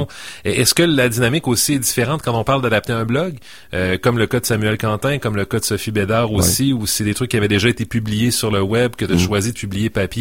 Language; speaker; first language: French; native; French